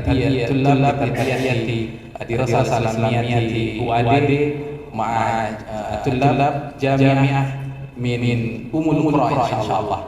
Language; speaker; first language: Arabic; non-native, fluent; Indonesian